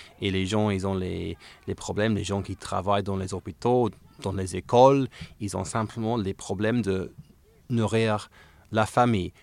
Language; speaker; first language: French; non-native, fluent; English